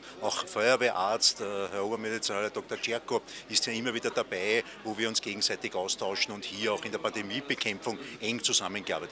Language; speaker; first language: German; native; German